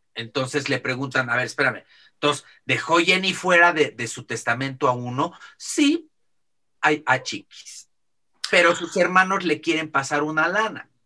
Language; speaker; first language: Spanish; native; Spanish